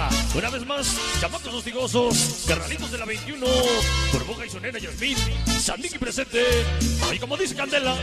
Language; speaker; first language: Spanish; native; Spanish